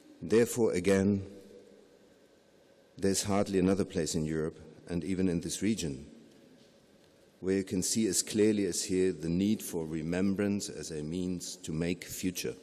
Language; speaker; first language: English; non-native, fluent; German